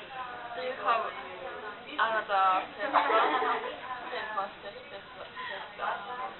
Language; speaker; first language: English; non-native, learner; Japanese